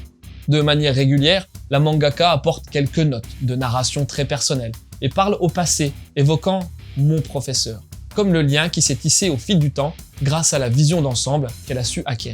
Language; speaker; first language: French; native; French